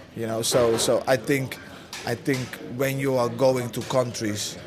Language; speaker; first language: English; early bilingual, other home language; Dutch